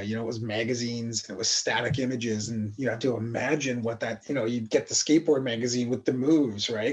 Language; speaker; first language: English; native; English